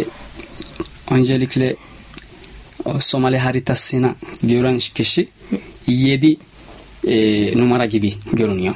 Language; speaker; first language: Turkish; non-native, fluent; Somali